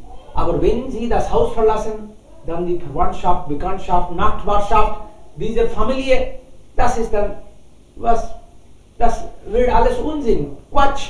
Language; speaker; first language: German; non-native, learner; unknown